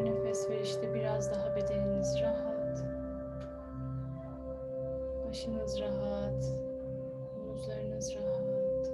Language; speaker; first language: Turkish; native; Turkish